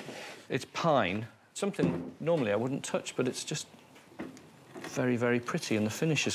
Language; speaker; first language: English; native; English